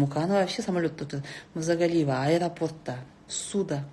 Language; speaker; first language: Russian; non-native, local second language; Kazakh